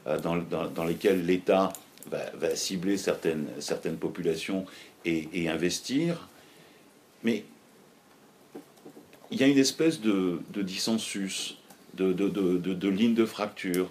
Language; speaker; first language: French; native; French